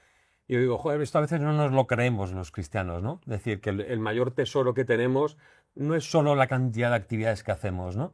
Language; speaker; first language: Spanish; native; Spanish